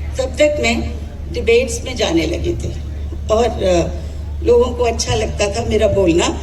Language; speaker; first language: Hindi; non-native, local second language; Odia